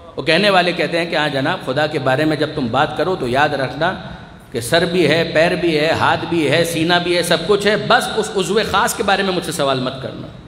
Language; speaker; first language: Urdu; non-native, local second language; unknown